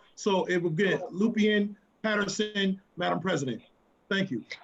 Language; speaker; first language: English; native; English